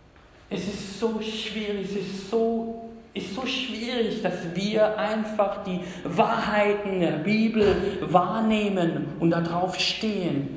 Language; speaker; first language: German; non-native, fluent; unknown